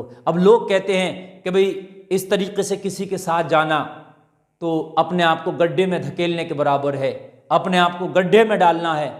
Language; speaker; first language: Urdu; native; Urdu